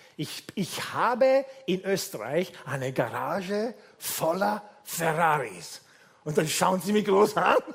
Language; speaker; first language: German; non-native, fluent; Italian